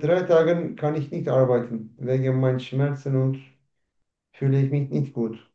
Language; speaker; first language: German; non-native, learner; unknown